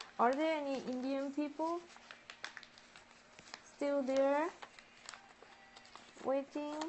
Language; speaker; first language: English; non-native, learner; Japanese